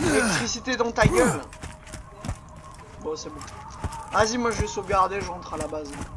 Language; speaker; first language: French; native; French